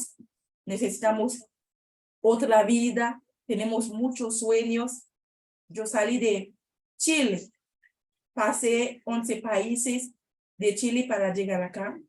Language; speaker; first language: Spanish; non-native, learner; Haitian Creole